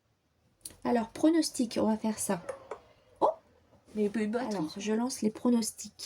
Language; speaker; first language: French; native; French